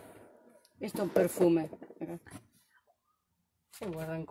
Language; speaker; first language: Portuguese; non-native, learner; Spanish